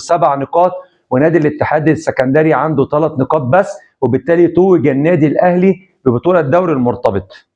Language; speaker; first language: Arabic; native; Arabic